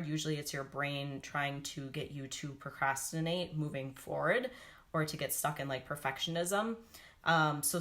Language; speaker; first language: English; native; English